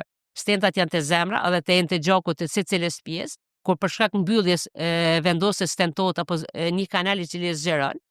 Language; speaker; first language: Albanian; native; Albanian